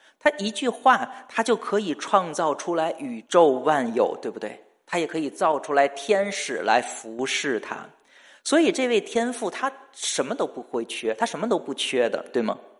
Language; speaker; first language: Chinese; native; Chinese